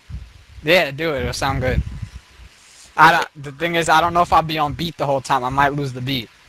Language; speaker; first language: English; native; English